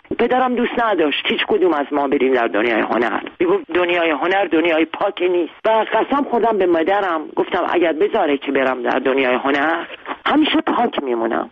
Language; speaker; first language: Persian; non-native, local second language; Armenian